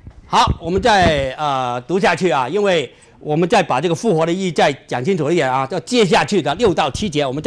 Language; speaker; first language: Chinese; native; Chinese